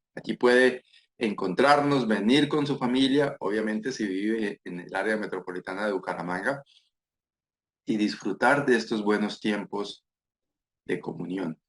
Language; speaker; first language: Spanish; native; Spanish